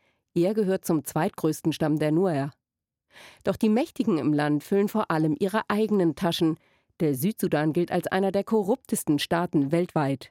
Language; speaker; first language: German; native; German